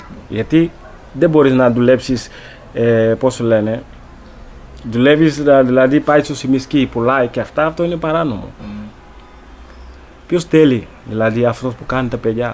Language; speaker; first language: Greek; non-native, learner; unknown